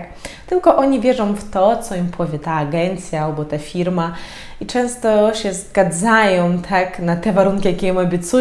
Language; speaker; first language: Polish; non-native, fluent; Ukrainian